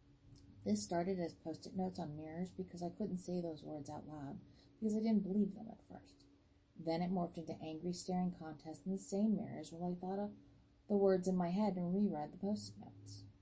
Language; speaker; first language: English; native; English